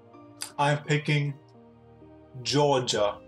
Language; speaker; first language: English; native; English